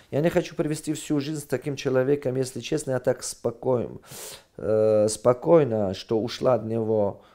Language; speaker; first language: Russian; non-native, local second language; Tajik